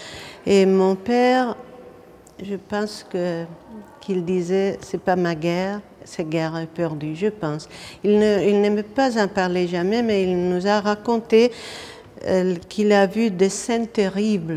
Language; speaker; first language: French; non-native, fluent; Spanish